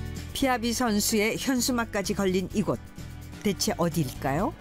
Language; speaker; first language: Korean; native; Korean